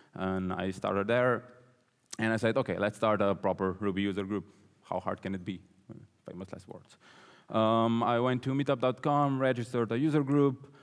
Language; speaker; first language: English; non-native, fluent; Slovenian